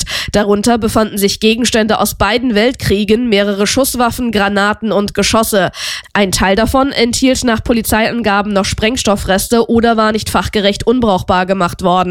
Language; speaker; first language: German; native; German